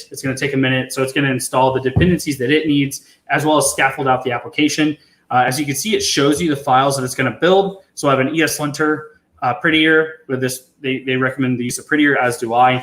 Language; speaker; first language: English; native; English